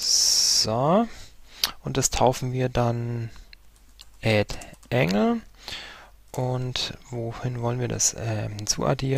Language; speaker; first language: German; native; German